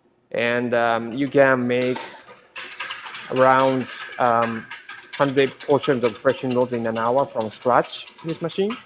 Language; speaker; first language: English; non-native, fluent; Japanese